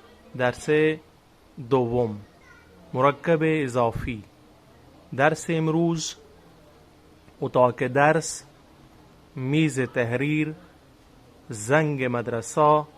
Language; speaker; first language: Persian; non-native, fluent; Urdu